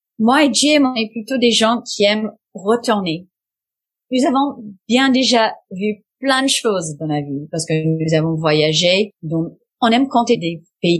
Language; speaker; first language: French; non-native, fluent; English